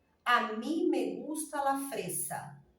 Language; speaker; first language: Spanish; non-native, fluent; Portuguese